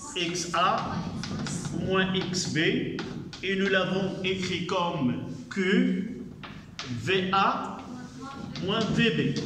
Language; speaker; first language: French; non-native, local second language; Arabic